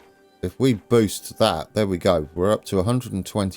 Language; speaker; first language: English; native; English